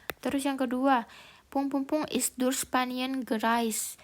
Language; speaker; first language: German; non-native, learner; Indonesian